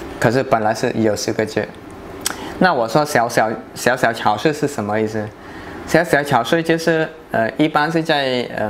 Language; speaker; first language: Chinese; non-native, fluent; Khmer